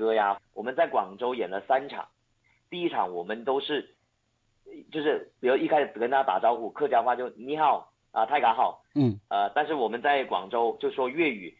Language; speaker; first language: Chinese; non-native, local second language; Hakka Chinese